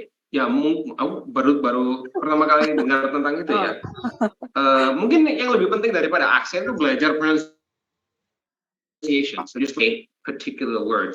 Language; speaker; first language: Indonesian; non-native, fluent; English